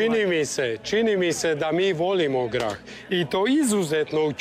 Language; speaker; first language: Serbian; native; Serbian